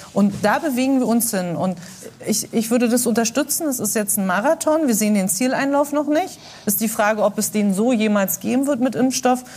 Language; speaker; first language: German; native; German